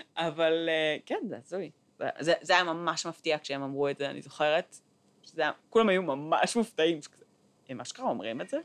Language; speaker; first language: Hebrew; native; Hebrew